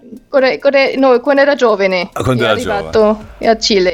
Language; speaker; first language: Italian; non-native, learner; Spanish